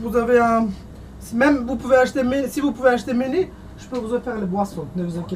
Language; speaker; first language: French; non-native, learner; Turkish